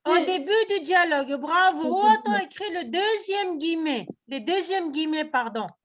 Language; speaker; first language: French; native; French